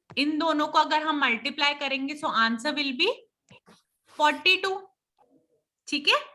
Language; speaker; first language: Hindi; native; Hindi